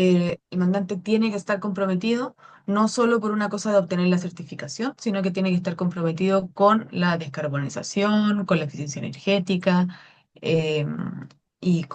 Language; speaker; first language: Spanish; native; Spanish